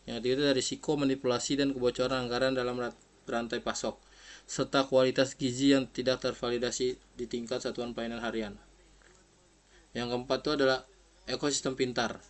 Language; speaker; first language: Indonesian; native; Indonesian